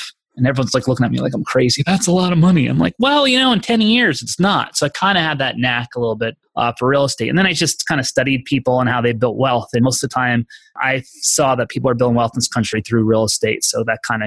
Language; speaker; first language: English; native; English